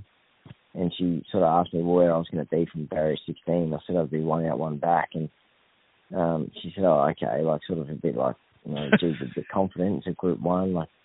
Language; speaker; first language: English; native; English